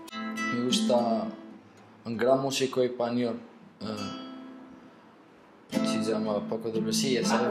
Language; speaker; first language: Spanish; non-native, learner; Arabic